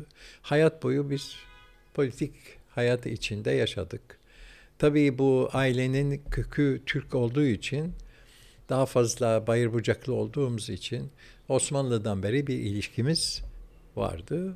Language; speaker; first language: Turkish; early bilingual, heritage; Turkish